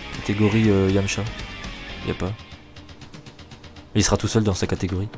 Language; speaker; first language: French; native; French